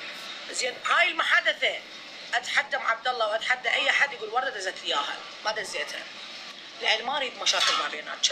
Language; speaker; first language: Arabic; native; Arabic